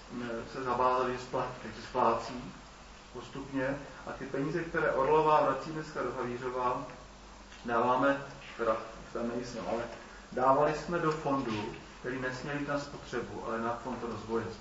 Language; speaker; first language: Czech; native; Czech